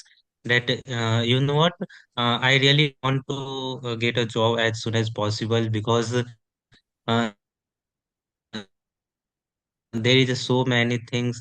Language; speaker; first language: English; non-native, learner; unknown